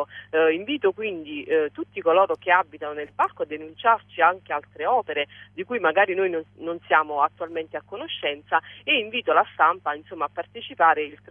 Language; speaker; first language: Italian; native; Italian